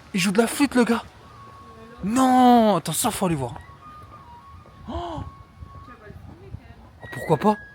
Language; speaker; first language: French; native; French